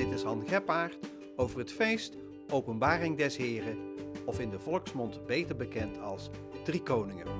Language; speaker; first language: Dutch; native; Dutch